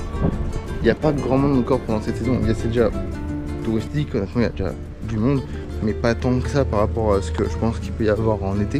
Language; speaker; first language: French; native; French